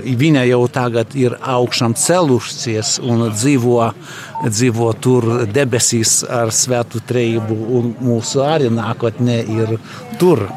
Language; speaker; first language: Latvian; non-native, learner; Lithuanian